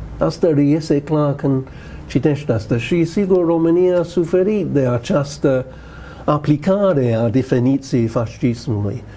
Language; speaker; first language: Romanian; non-native, fluent; English